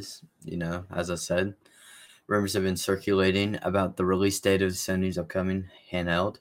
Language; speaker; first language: English; native; English